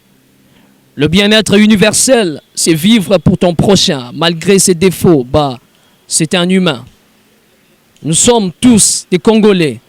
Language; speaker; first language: French; non-native, local second language; Lingala